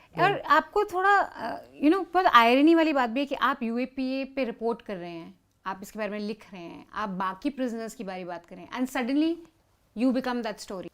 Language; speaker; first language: Hindi; native; Hindi